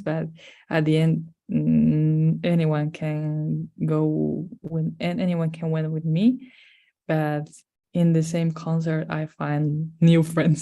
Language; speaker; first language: English; non-native, fluent; Spanish